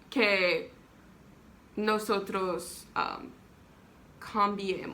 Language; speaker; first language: Spanish; non-native, learner; English